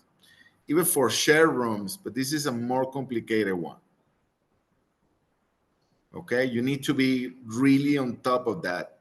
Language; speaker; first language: English; non-native, fluent; Spanish